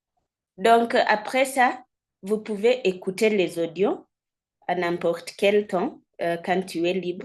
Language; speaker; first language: French; non-native, fluent; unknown